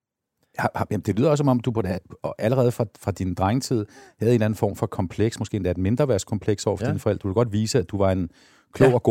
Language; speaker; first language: Danish; native; Danish